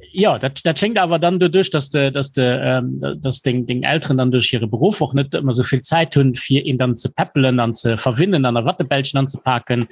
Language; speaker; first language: Luxembourgish; native; Luxembourgish